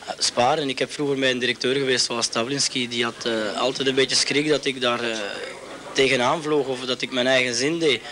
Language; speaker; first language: Dutch; native; Dutch